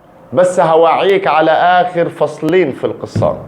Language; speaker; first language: Arabic; native; Arabic